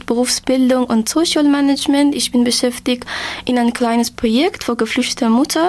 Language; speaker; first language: German; non-native, learner; Persian